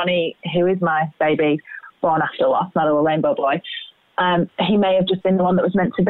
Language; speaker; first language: English; native; English